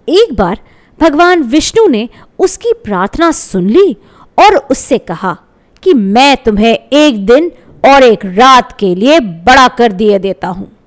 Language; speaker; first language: Hindi; non-native, local second language; Bangla